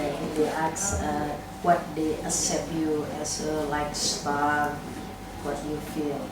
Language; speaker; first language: English; non-native, local second language; Indonesian